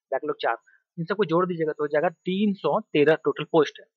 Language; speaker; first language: Hindi; native; Hindi